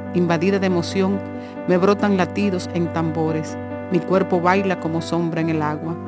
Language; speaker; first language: Spanish; native; Spanish